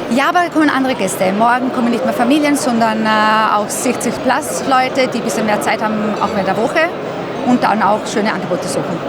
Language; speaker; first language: German; early bilingual, heritage; German